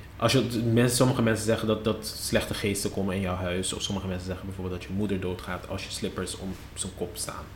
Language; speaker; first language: Dutch; non-native, local second language; Papiamento